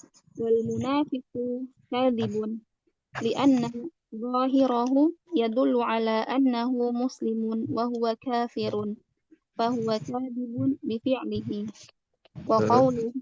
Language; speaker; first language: Arabic; non-native, learner; Indonesian